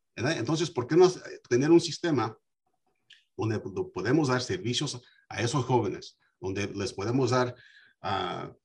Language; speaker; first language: Spanish; early bilingual, heritage; Spanish